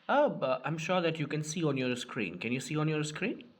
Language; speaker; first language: English; non-native, local second language; Hindi